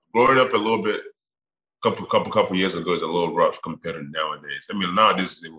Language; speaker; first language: English; non-native, local second language; Igbo